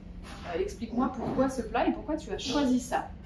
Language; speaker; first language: French; native; French